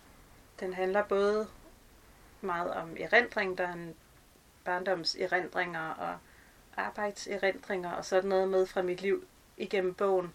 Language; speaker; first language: Danish; native; Danish